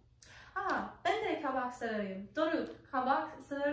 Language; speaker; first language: Turkish; non-native, learner; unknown